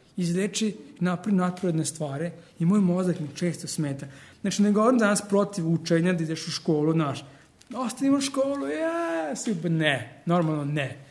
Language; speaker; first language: Serbian; early bilingual, heritage; Serbian